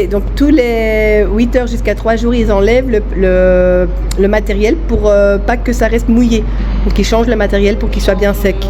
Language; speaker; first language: French; native; French